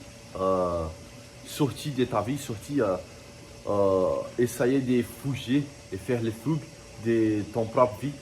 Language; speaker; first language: French; non-native, learner; Portuguese